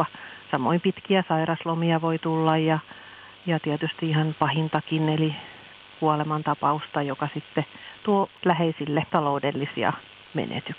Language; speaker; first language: Finnish; native; Finnish